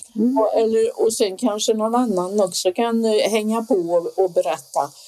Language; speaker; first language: Swedish; native; Swedish